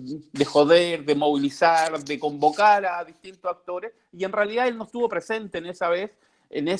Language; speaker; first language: Spanish; native; Spanish